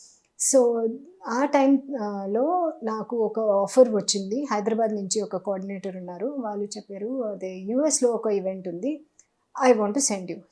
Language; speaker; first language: Telugu; non-native, learner; Hindi